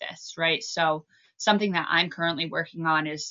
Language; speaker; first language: English; native; English